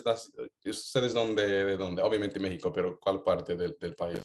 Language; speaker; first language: Spanish; non-native, fluent; English